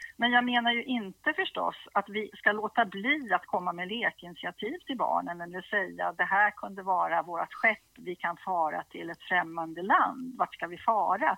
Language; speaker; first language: Swedish; native; Swedish